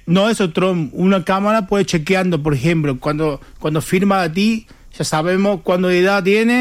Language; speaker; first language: Spanish; non-native, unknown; Chinese